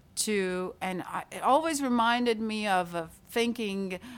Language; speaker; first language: English; non-native, fluent; Latvian